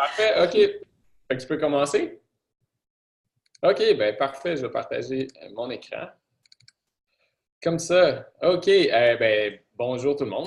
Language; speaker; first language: French; native; French